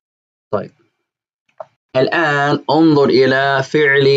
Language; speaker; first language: Arabic; non-native, fluent; English